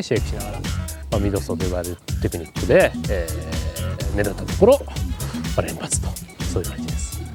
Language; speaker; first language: Japanese; native; Japanese